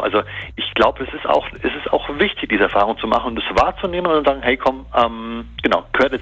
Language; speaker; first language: German; native; German